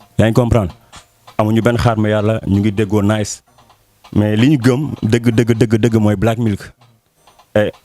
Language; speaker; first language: Wolof; native; Wolof